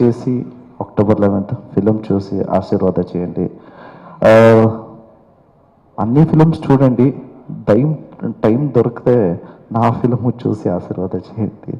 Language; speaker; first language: Telugu; non-native, learner; Kannada